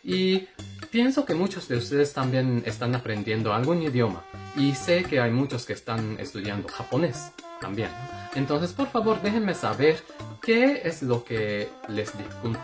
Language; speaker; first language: Spanish; non-native, fluent; Japanese